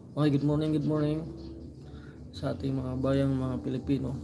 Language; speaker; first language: Filipino; non-native, local second language; Cebuano